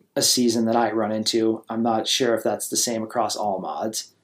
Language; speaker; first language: English; native; English